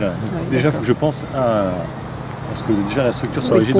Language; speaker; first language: French; native; French